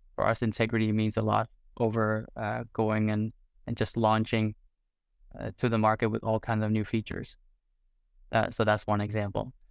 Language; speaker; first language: English; non-native, fluent; Portuguese